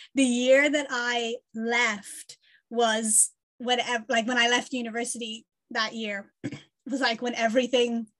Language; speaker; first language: English; native; English